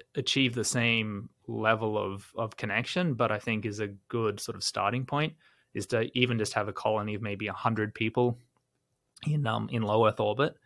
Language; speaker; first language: English; native; English